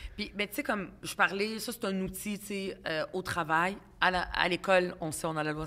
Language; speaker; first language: French; early bilingual, other home language; Arabic